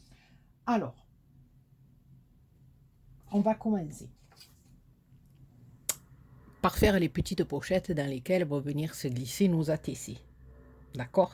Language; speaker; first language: French; native; French